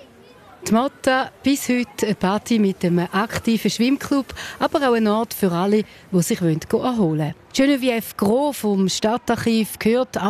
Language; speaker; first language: German; native; German